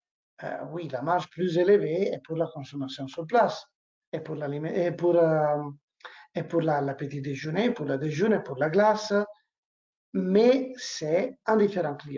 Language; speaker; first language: French; non-native, learner; Italian